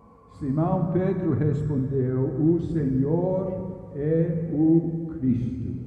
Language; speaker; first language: Portuguese; non-native, fluent; English